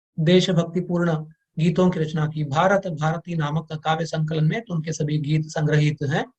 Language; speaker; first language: Hindi; non-native, local second language; Kannada